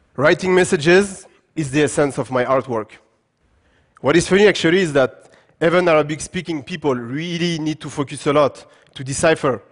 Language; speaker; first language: English; non-native, fluent; French